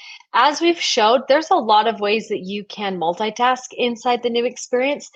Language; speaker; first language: English; native; English